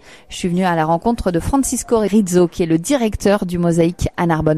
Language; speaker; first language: French; native; French